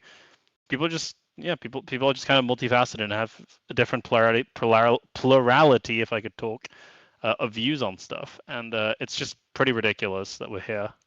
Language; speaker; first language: English; native; English